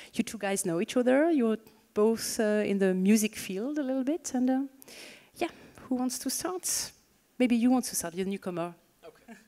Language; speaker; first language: English; non-native, fluent; French